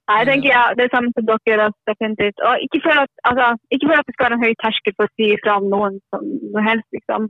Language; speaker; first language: Norwegian; native; Norwegian